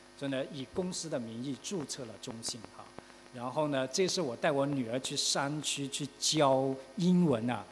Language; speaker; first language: Chinese; native; Chinese